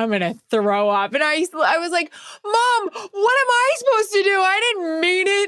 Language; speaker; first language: English; native; English